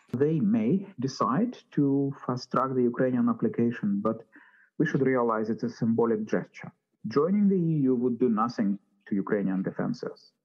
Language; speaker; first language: English; non-native, fluent; Ukrainian